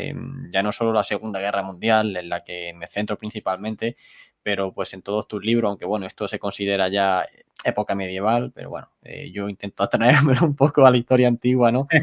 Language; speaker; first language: Spanish; native; Spanish